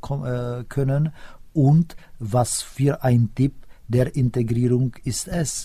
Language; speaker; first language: German; non-native, fluent; Czech